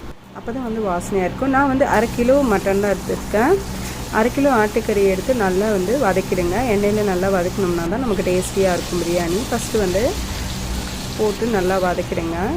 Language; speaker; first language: Tamil; native; Tamil